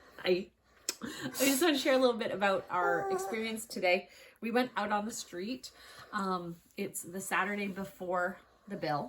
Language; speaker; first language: English; native; English